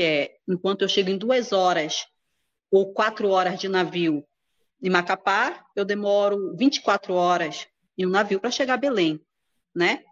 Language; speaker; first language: Portuguese; native; Portuguese